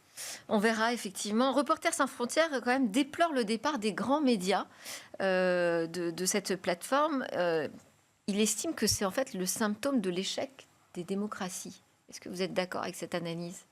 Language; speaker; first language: French; native; French